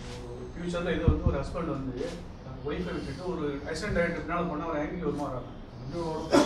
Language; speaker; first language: Tamil; native; Tamil